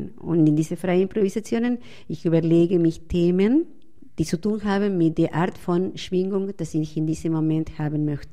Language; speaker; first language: German; non-native, fluent; Spanish